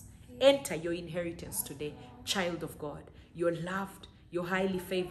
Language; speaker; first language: English; native; English